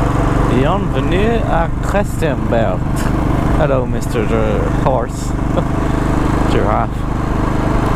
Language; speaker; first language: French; non-native, learner; English